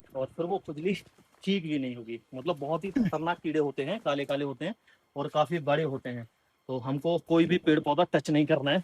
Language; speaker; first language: Hindi; native; Hindi